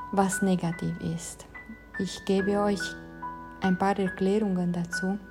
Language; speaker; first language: German; non-native, fluent; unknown